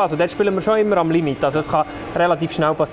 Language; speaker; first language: German; native; German